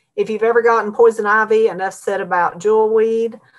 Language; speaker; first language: English; native; English